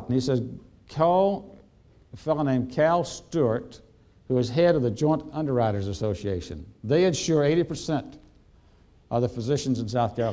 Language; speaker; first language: English; native; English